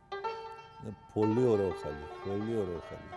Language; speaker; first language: Greek; non-native, fluent; Persian